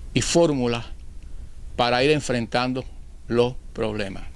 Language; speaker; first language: Spanish; native; Spanish